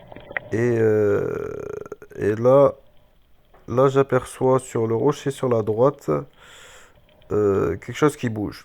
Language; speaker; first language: French; native; French